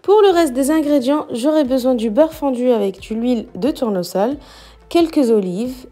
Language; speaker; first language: French; non-native, local second language; Arabic